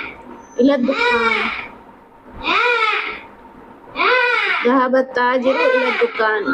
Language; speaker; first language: Arabic; non-native, fluent; Urdu